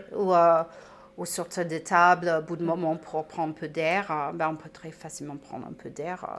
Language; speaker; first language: French; non-native, fluent; English